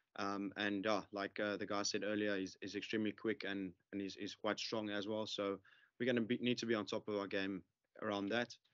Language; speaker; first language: English; non-native, local second language; Afrikaans